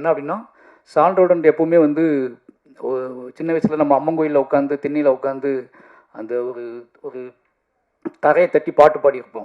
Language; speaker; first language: Tamil; native; Tamil